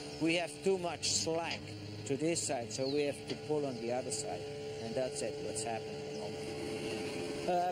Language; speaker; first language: English; non-native, fluent; German